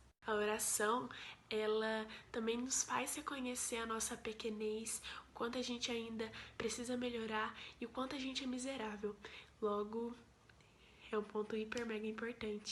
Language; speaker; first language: Portuguese; native; Portuguese